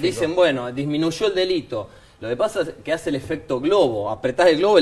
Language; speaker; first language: Spanish; native; Spanish